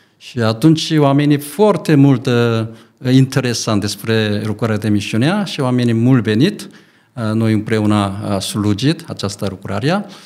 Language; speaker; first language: Romanian; non-native, learner; Korean